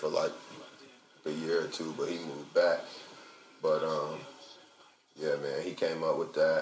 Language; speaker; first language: English; native; English